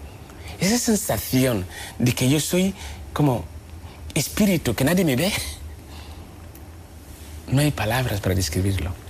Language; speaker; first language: Spanish; non-native, fluent; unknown